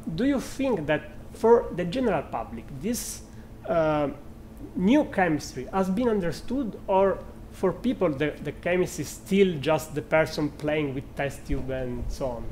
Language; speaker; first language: English; non-native, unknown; Italian